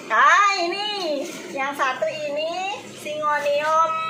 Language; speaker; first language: Indonesian; non-native, local second language; Javanese